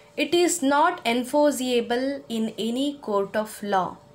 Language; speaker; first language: English; non-native, local second language; Kannada